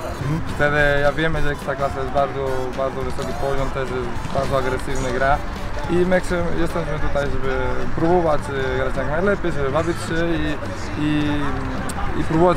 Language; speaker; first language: Polish; non-native, learner; Spanish